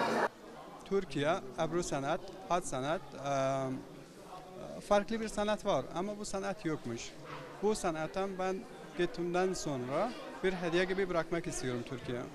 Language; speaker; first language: Turkish; non-native, learner; Persian